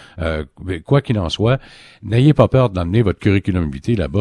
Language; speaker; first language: French; native; French